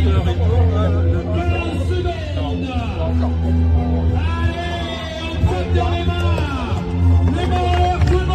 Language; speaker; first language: French; native; French